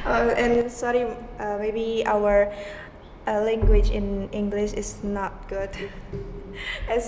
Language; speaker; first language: English; non-native, learner; Indonesian